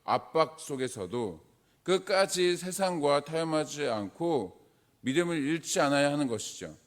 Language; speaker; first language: Korean; native; Korean